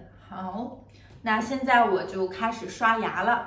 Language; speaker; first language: Chinese; native; Chinese